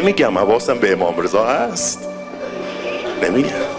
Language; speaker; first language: Persian; native; Persian